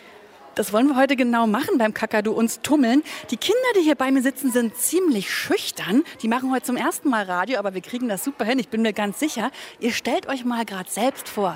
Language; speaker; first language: German; native; German